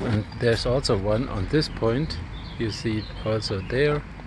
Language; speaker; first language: English; non-native, fluent; German